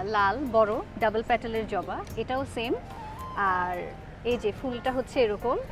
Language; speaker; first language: Bangla; native; Bangla